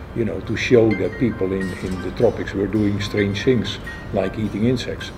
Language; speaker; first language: English; non-native, fluent; Dutch